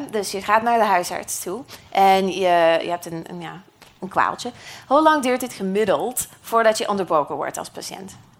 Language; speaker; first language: Dutch; non-native, fluent; English